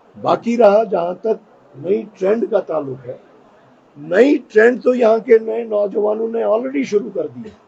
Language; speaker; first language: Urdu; non-native, local second language; Kashmiri